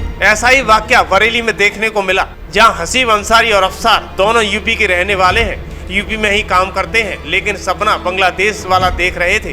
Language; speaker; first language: Hindi; native; Hindi